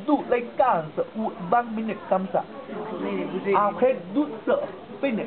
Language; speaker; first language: French; non-native, learner; Chinese